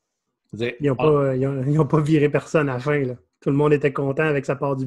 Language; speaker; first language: French; native; French